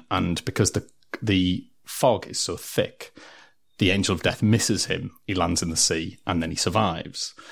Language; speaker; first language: English; native; English